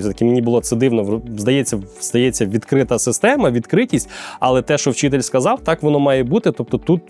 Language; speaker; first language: Ukrainian; native; Ukrainian